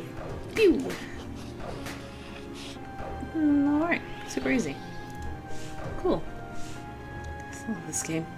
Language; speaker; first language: English; native; English